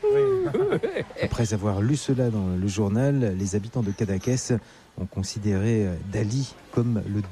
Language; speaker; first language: French; native; French